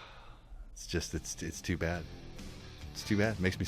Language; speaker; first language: English; native; English